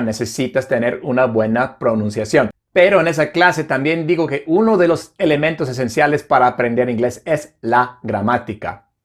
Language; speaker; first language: Spanish; non-native, fluent; English